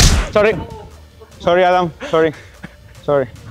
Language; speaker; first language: English; non-native, learner; Spanish